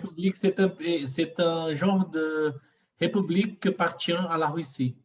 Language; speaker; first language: French; non-native, fluent; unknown